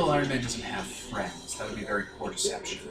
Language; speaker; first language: English; native; English